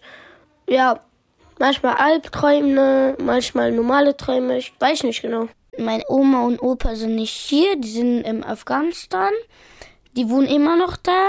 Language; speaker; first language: German; early bilingual, other home language; Pashto